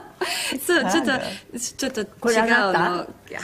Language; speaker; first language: Japanese; non-native, learner; English